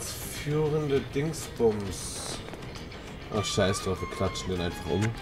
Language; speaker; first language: German; native; German